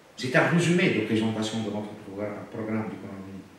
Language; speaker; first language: French; non-native, local second language; Arabic